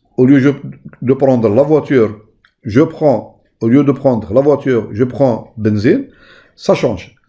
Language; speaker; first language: French; non-native, local second language; Arabic